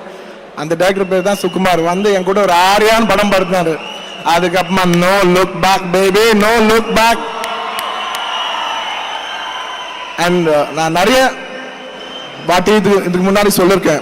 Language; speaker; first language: Tamil; non-native, local second language; Telugu